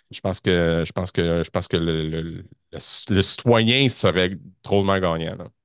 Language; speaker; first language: French; native; French